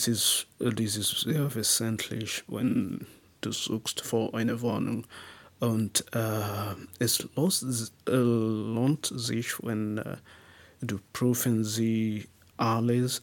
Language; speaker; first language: German; non-native, learner; English